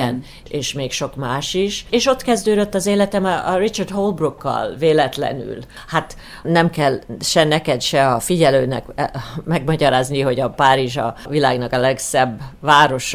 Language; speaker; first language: Hungarian; early bilingual, heritage; Hungarian